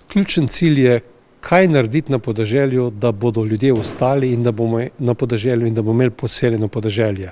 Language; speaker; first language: Slovenian; native; Slovenian